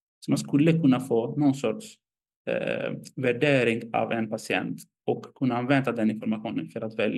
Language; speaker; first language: Swedish; non-native, fluent; Greek